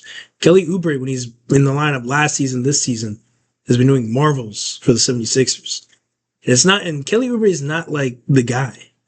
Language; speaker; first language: English; native; English